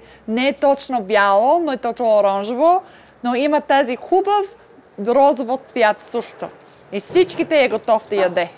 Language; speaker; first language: Bulgarian; non-native, learner; English